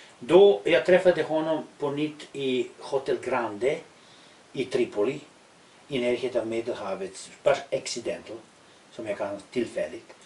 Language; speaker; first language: Swedish; non-native, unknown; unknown